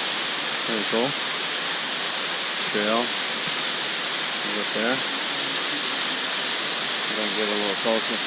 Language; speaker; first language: English; native; English